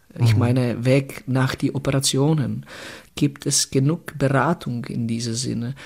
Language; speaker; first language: German; non-native, fluent; Czech